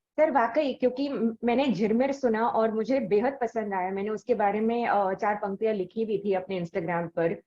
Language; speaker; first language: Hindi; non-native, local second language; Tamil